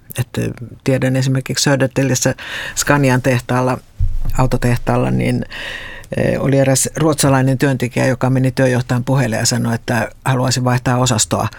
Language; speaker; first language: Finnish; native; Finnish